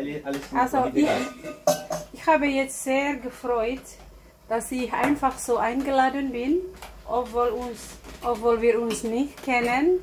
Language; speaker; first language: German; non-native, fluent; Indonesian